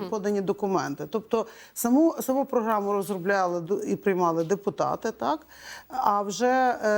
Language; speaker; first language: Ukrainian; native; Ukrainian